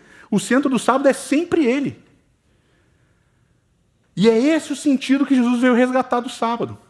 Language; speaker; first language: Portuguese; native; Portuguese